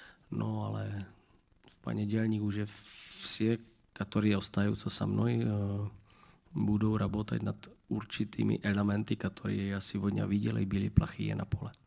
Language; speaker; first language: Russian; non-native, learner; Czech